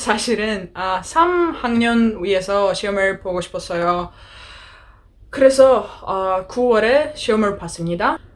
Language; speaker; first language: Korean; non-native, learner; Greek